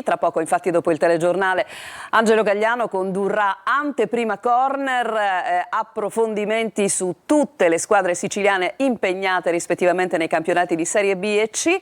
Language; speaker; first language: Italian; native; Italian